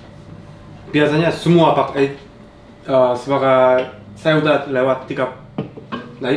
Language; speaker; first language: Indonesian; non-native, learner; Korean